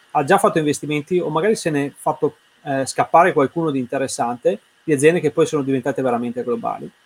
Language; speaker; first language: Italian; native; Italian